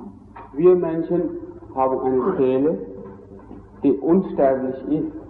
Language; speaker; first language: German; non-native, fluent; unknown